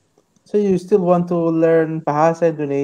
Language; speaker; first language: English; non-native, fluent; Indonesian